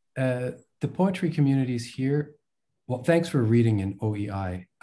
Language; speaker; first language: English; native; English